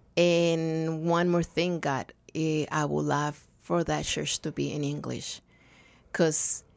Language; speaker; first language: English; non-native, fluent; Spanish